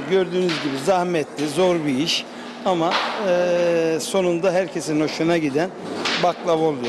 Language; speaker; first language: Turkish; native; Turkish